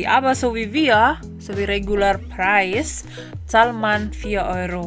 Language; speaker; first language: German; non-native, learner; Indonesian